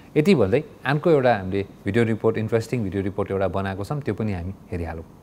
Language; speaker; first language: Nepali; native; Nepali